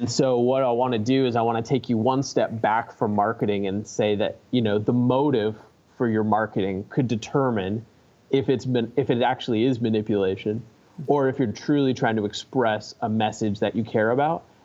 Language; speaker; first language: English; native; English